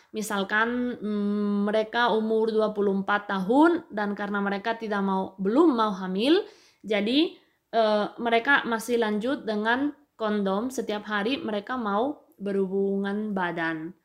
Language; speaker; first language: Indonesian; non-native, fluent; Spanish